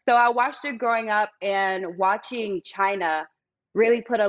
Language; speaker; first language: English; native; English